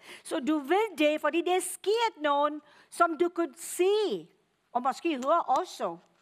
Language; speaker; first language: Danish; non-native, fluent; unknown